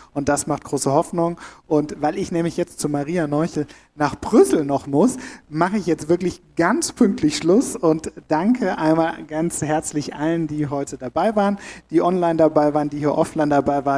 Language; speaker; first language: German; native; German